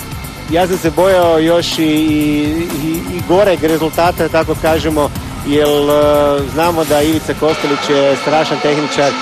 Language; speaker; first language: Serbian; native; Serbian